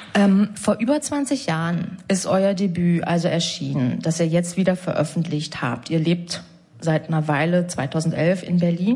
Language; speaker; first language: German; native; German